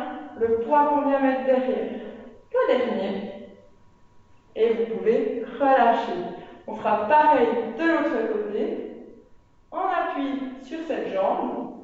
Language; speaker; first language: French; native; French